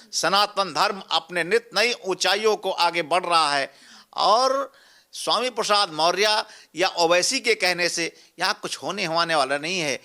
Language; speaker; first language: Hindi; native; Hindi